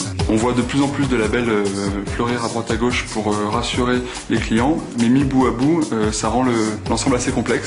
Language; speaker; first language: French; native; French